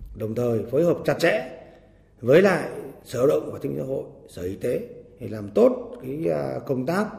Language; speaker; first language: Vietnamese; native; Vietnamese